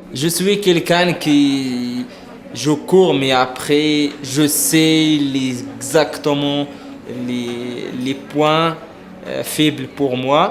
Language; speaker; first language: French; non-native, learner; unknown